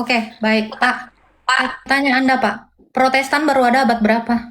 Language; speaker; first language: Indonesian; native; Indonesian